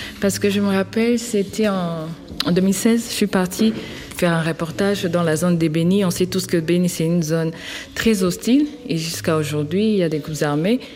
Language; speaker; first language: French; non-native, local second language; Swahili